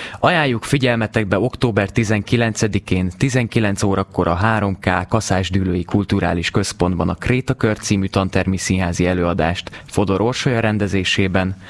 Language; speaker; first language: Hungarian; native; Hungarian